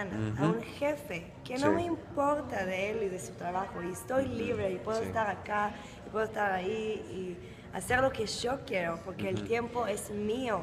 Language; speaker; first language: Spanish; early bilingual, heritage; Spanish